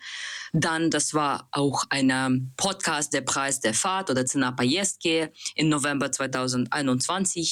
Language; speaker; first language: German; non-native, learner; Russian